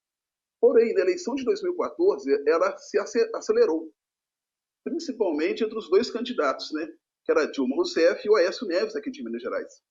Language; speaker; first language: Portuguese; native; Portuguese